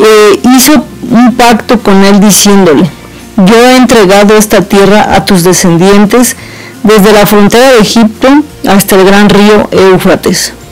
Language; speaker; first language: Spanish; native; Spanish